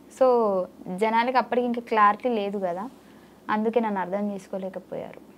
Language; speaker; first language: Telugu; native; Telugu